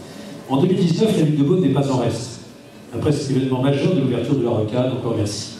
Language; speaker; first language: French; native; French